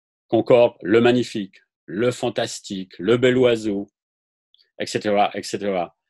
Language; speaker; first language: French; native; French